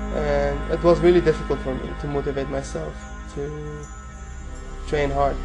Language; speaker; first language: English; non-native, fluent; Persian